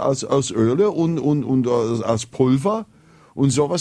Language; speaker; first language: German; non-native, fluent; English